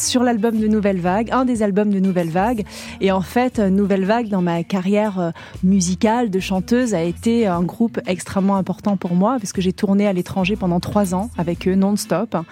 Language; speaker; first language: French; native; French